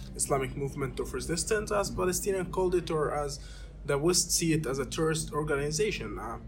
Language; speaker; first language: English; non-native, fluent; Arabic